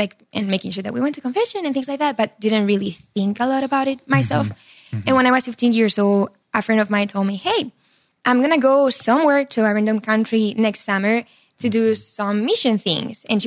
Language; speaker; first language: English; non-native, fluent; Spanish